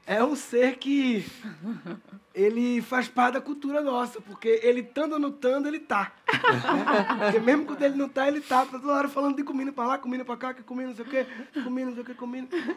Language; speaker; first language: Portuguese; native; Portuguese